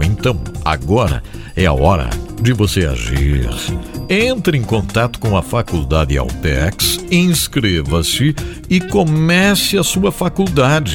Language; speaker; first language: Portuguese; native; Portuguese